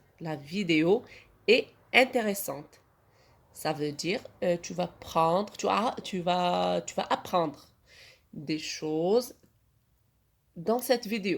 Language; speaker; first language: French; non-native, local second language; Arabic